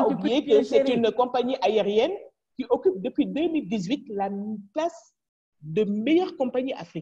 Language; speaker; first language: French; non-native, local second language; Wolof